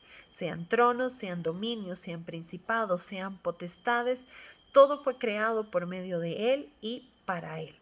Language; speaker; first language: Spanish; native; Spanish